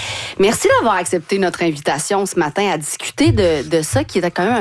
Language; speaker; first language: French; native; French